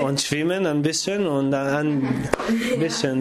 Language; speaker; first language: German; non-native, learner; Kurdish